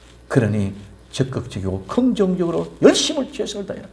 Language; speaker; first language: Korean; native; Korean